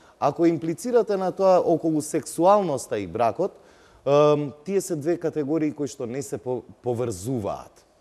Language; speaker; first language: Macedonian; non-native, local second language; Albanian